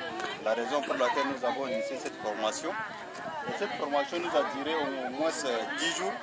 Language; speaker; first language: French; non-native, local second language; Arabic